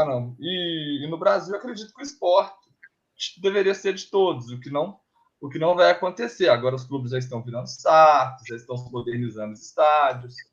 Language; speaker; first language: Portuguese; native; Portuguese